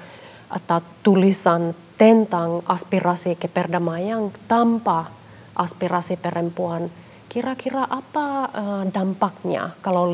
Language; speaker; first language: Indonesian; non-native, fluent; Finnish